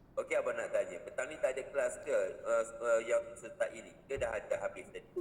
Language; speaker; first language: Malay; native; Malay